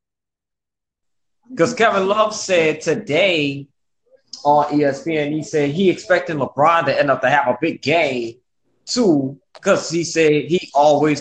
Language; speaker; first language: English; native; English